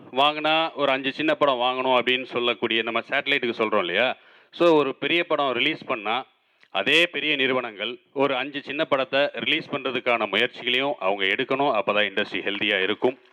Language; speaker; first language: Tamil; native; Tamil